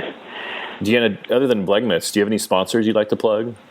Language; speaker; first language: English; native; English